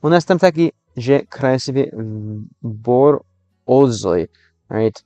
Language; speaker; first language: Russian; non-native, learner; English